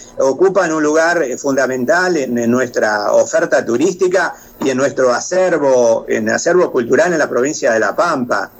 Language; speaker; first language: Spanish; native; Spanish